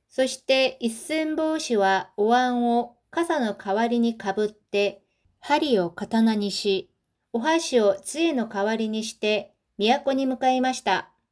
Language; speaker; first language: Japanese; non-native, local second language; Korean